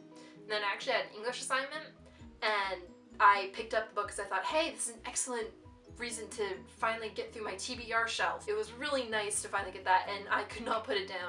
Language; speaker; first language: English; native; English